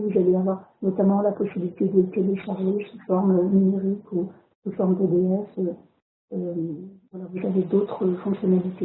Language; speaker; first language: French; native; French